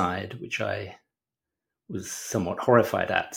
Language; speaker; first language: English; native; English